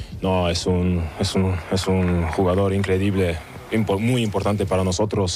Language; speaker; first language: Spanish; non-native, learner; German